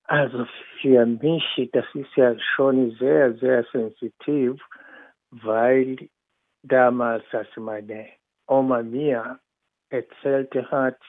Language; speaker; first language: German; non-native, fluent; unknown